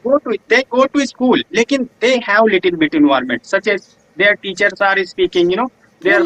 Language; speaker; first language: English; non-native, learner; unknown